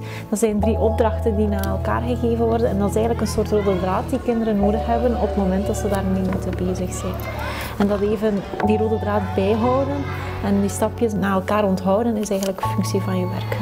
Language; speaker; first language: Dutch; native; Dutch